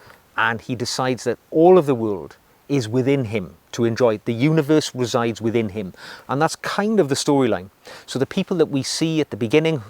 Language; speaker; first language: English; native; English